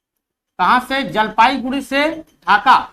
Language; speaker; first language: Hindi; native; Hindi